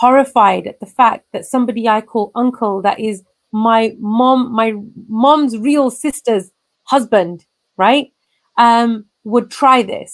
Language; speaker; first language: English; native; English